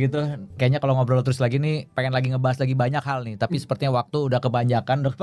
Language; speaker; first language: Indonesian; native; Indonesian